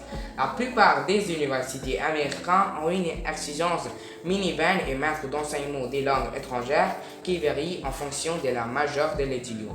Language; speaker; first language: French; non-native, learner; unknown